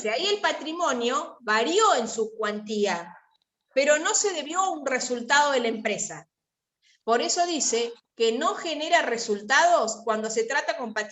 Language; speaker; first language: Spanish; native; Spanish